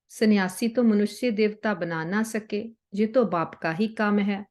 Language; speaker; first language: Hindi; non-native, local second language; Punjabi